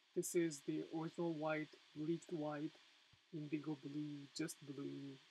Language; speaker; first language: English; non-native, fluent; Japanese